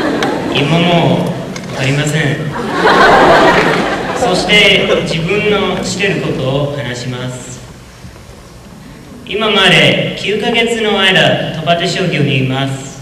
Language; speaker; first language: Japanese; non-native, learner; English